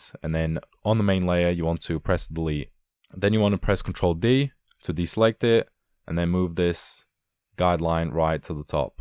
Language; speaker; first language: English; native; English